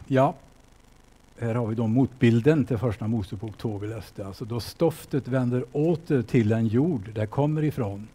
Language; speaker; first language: Swedish; native; Swedish